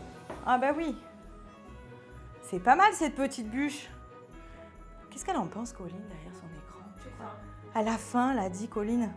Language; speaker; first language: French; native; French